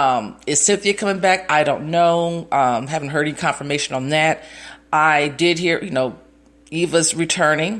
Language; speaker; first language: English; native; English